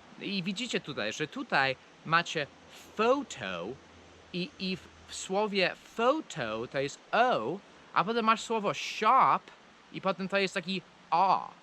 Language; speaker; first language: Polish; non-native, fluent; English